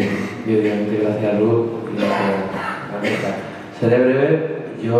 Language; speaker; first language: Spanish; native; Spanish